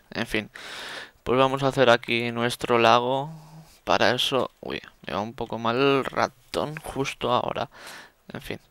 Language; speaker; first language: Spanish; native; Spanish